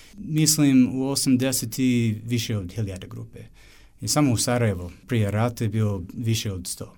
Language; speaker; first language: Bosnian; non-native, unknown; English